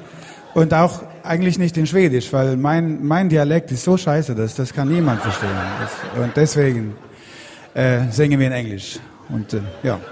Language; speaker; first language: German; non-native, learner; Swedish